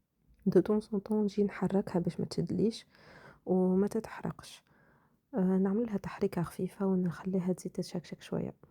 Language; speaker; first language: Arabic; native; Arabic